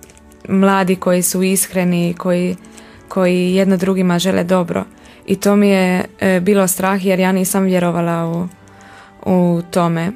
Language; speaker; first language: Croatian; non-native, local second language; Hungarian